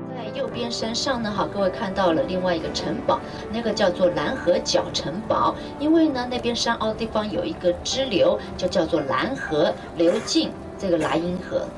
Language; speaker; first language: Chinese; native; Chinese